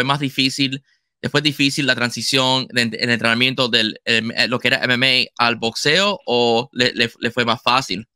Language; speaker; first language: Spanish; early bilingual, heritage; Spanish